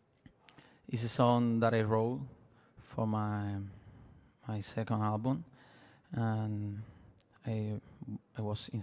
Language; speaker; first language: English; non-native, learner; Spanish